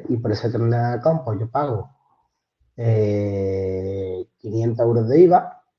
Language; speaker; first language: Spanish; native; Spanish